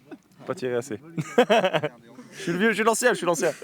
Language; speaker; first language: French; native; French